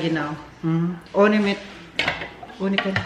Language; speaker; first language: German; non-native, learner; Filipino